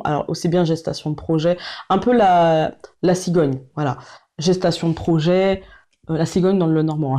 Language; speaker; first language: French; native; French